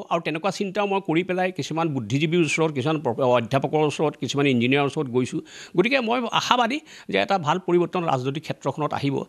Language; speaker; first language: Assamese; native; Assamese